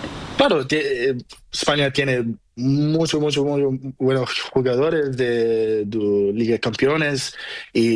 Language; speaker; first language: Spanish; non-native, learner; Portuguese